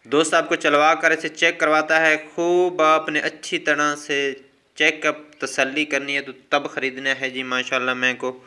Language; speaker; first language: Urdu; non-native, local second language; Punjabi